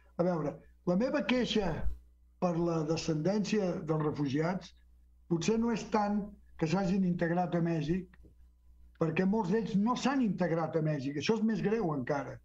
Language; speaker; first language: Catalan; early bilingual, heritage; Catalan